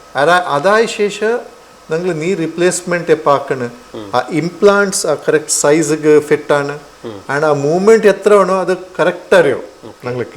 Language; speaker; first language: Malayalam; non-native, local second language; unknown